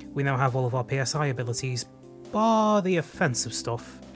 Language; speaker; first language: English; native; English